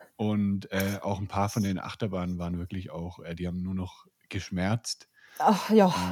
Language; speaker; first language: German; native; German